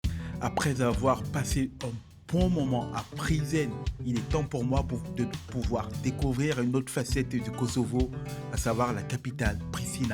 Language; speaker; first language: French; native; French